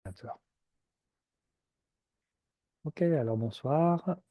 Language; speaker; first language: French; native; French